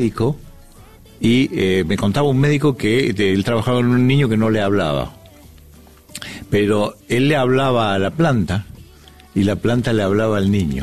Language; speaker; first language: Spanish; native; Spanish